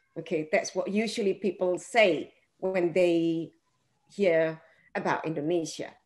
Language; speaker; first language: English; non-native, fluent; Indonesian